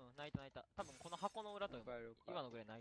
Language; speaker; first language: Japanese; native; Japanese